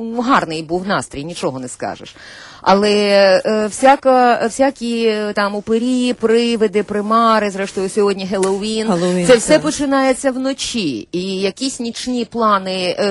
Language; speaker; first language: Ukrainian; native; Ukrainian